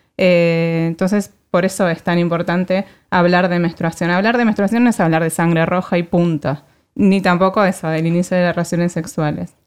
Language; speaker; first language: Spanish; native; Spanish